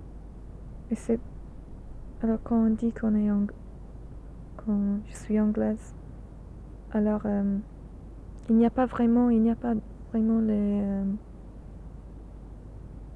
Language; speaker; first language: French; non-native, learner; English